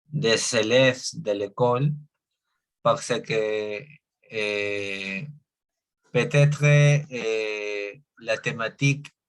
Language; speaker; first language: French; non-native, learner; Spanish